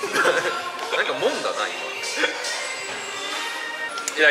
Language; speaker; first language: Japanese; native; Japanese